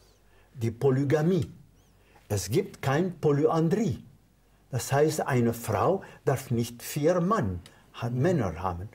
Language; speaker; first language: German; non-native, fluent; Arabic